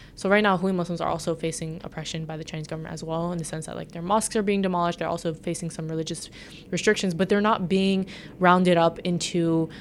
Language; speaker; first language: English; early bilingual, other home language; Chinese